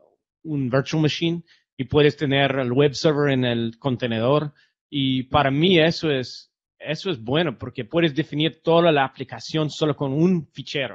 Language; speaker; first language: Spanish; non-native, fluent; English